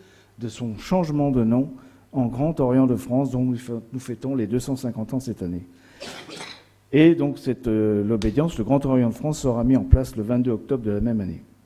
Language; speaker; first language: French; native; French